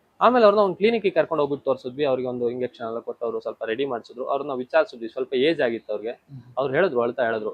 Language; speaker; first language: Kannada; native; Kannada